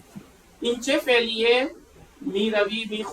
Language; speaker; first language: Persian; non-native, fluent; Urdu